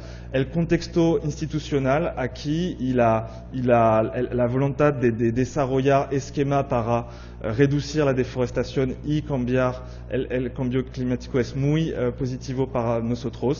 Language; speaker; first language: Spanish; non-native, fluent; French